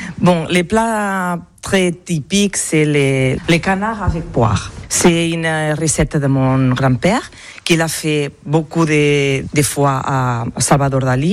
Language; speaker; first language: French; non-native, learner; Catalan